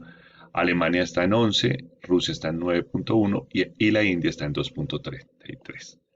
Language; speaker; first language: Spanish; native; Spanish